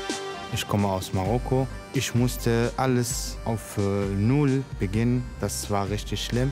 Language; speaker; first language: German; non-native, learner; Arabic